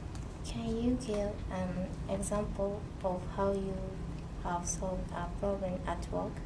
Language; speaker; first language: English; non-native, learner; Japanese